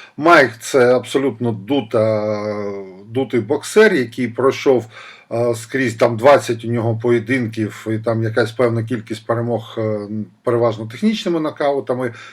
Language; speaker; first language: Ukrainian; non-native, local second language; Russian